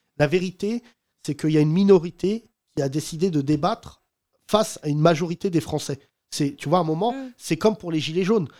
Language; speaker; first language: French; early bilingual, other home language; Arabic